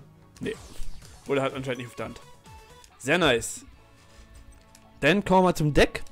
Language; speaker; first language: German; native; German